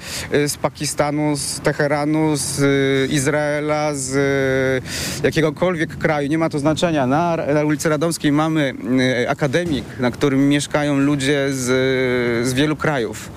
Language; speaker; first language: Polish; native; Polish